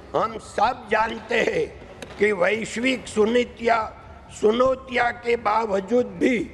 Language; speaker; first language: Hindi; non-native, local second language; Gujarati